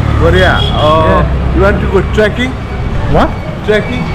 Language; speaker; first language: English; non-native, learner; Nepali